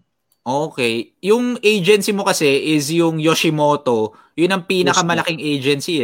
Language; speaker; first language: Filipino; native; Filipino